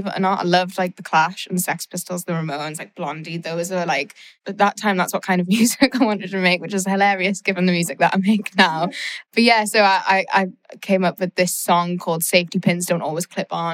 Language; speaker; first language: English; native; English